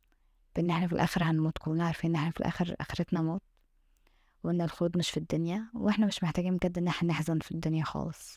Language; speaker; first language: Arabic; native; Arabic